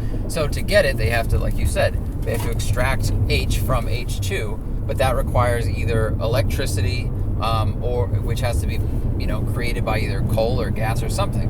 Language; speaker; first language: English; native; English